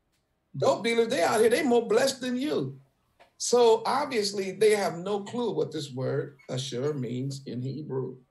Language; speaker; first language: English; native; English